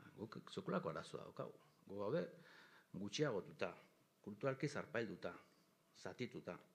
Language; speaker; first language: Basque; native; Basque